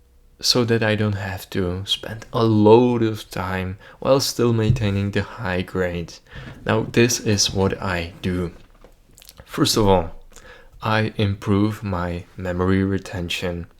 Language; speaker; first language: English; non-native, fluent; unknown